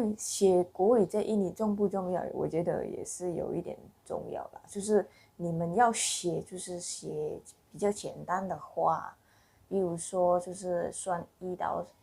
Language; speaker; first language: Chinese; non-native, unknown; Indonesian